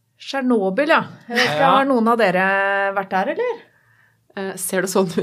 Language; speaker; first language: Norwegian; native; Norwegian